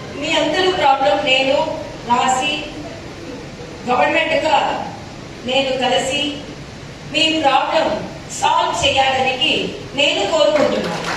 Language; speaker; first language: Telugu; non-native, learner; Tamil